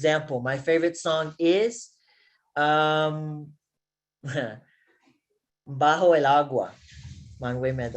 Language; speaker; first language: Spanish; non-native, learner; English